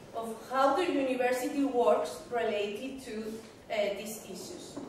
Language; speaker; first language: English; non-native, fluent; Spanish